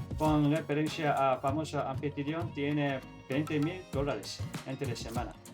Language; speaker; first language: Spanish; non-native, learner; Korean